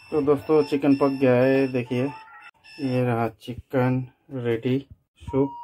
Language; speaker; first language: Hindi; non-native, local second language; Nepali